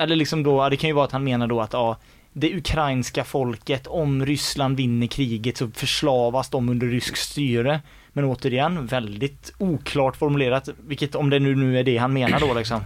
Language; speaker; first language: Swedish; native; Swedish